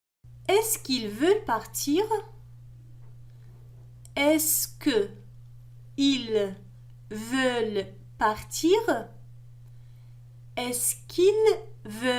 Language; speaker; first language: French; non-native, local second language; Arabic